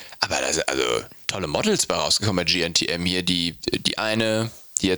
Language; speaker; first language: German; native; German